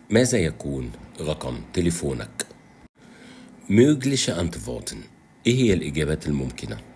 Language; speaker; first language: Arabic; native; Arabic